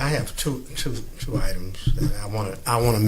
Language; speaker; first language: English; native; English